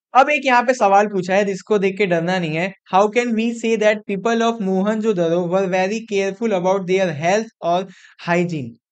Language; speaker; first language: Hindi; non-native, local second language; Gujarati